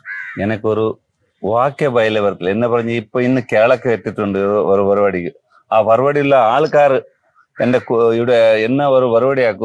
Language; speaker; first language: Malayalam; non-native, learner; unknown